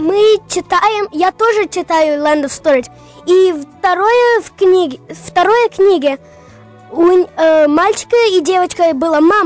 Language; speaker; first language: Russian; early bilingual, heritage; English